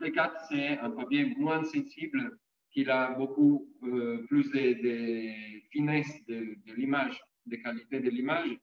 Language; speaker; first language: French; non-native, fluent; Italian